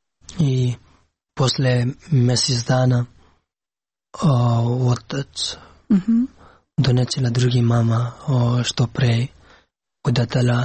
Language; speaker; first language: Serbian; non-native, learner; Pashto